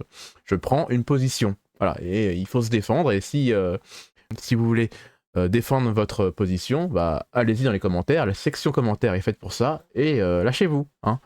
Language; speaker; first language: French; native; French